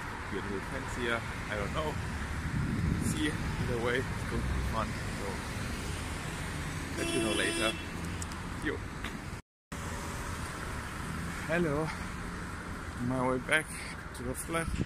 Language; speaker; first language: English; non-native, fluent; German